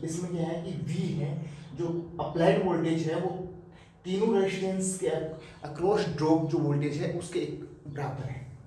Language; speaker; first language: Hindi; native; Hindi